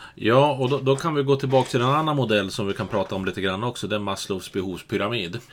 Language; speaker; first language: Swedish; native; Swedish